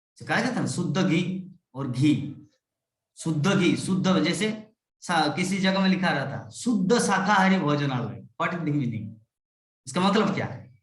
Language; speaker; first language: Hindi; non-native, local second language; Bangla